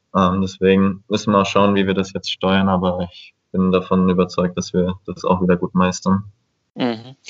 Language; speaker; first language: German; native; German